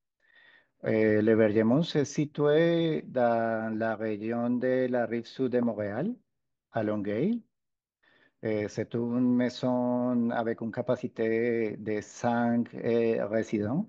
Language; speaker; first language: French; non-native, fluent; Spanish